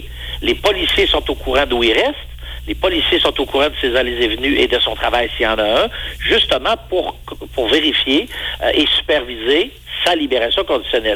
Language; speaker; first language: French; native; French